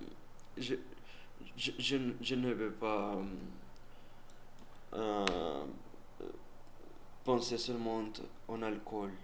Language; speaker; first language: French; non-native, learner; Spanish